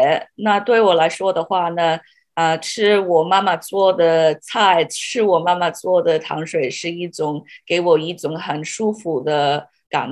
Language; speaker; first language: Chinese; early bilingual, heritage; English